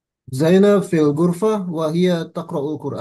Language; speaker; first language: Arabic; non-native, learner; Indonesian